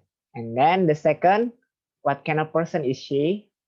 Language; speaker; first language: English; non-native, fluent; Indonesian